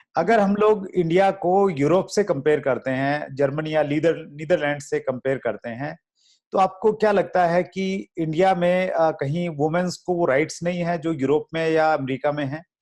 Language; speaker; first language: Hindi; native; Hindi